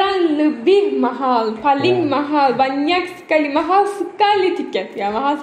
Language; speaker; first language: Indonesian; non-native, learner; Turkish